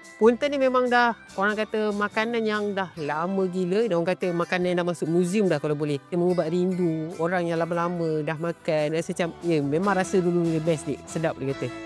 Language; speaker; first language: Malay; native; Malay